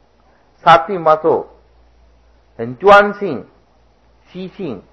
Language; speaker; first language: Chinese; non-native, fluent; Sinhala